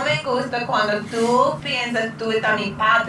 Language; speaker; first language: Spanish; non-native, learner; English